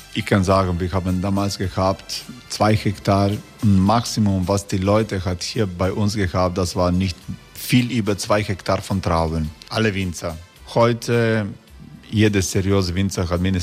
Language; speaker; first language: German; non-native, learner; Croatian